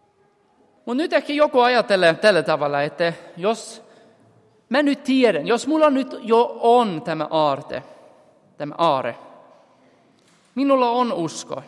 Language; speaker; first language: Finnish; non-native, fluent; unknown